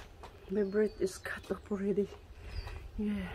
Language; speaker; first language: English; non-native, learner; Filipino